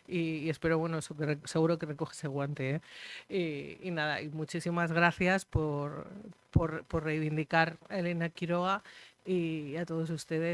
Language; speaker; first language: Spanish; native; Spanish